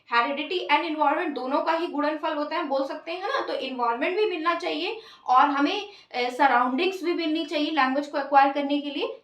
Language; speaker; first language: Hindi; native; Hindi